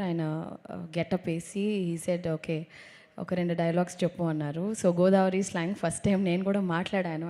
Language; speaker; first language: Telugu; non-native, local second language; Tamil